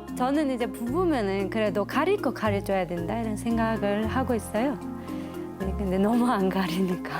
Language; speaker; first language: Korean; non-native, fluent; Uzbek